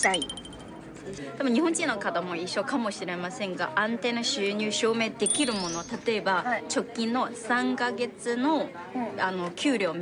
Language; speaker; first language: Japanese; non-native, fluent; Chinese